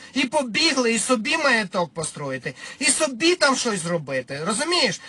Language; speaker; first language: Ukrainian; non-native, local second language; Russian